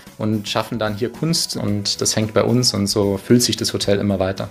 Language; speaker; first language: German; native; German